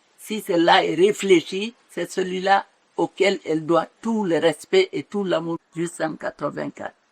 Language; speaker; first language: French; non-native, local second language; Mandingo